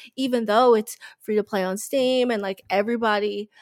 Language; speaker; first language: English; native; English